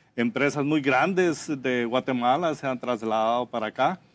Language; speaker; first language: Spanish; native; Spanish